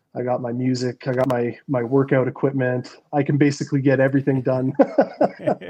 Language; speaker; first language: English; native; English